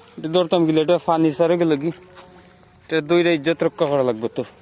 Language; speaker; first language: Bangla; non-native, local second language; Sylheti